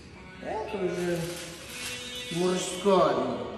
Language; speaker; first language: Russian; non-native, learner; Turkmen